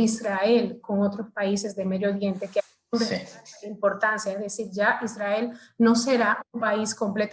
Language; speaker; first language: Spanish; native; Spanish